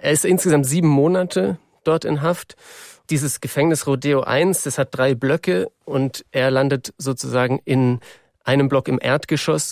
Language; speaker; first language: German; native; German